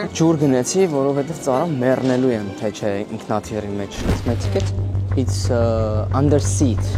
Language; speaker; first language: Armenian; early bilingual, heritage; Armenian